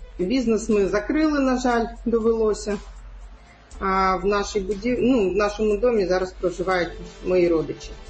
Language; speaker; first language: Ukrainian; non-native, local second language; Crimean Tatar